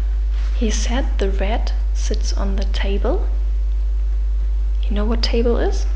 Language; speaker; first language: English; non-native, fluent; German